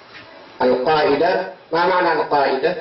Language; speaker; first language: Arabic; non-native, fluent; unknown